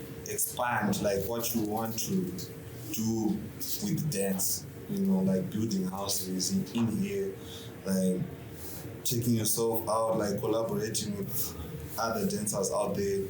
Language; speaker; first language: English; non-native, local second language; Shona